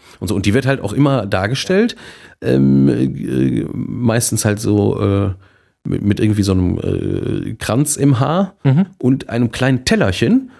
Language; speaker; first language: German; native; German